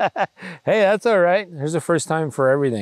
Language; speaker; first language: English; native; English